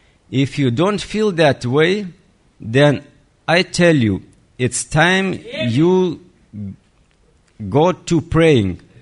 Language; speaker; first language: English; non-native, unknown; Lithuanian